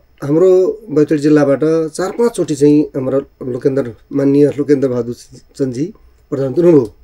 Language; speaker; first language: Nepali; native; Nepali